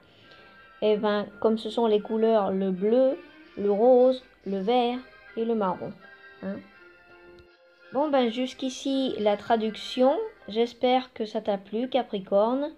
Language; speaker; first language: French; non-native, fluent; Spanish